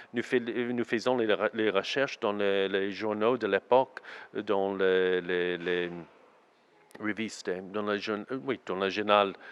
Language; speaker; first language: French; non-native, learner; English